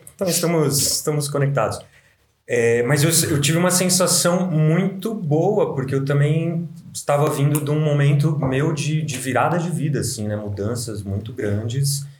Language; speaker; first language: Portuguese; native; Portuguese